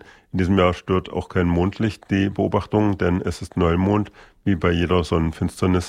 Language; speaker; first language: German; native; German